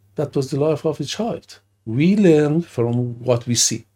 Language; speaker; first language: English; non-native, fluent; Persian